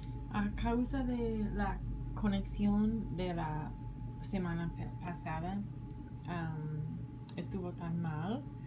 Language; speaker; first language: Spanish; non-native, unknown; English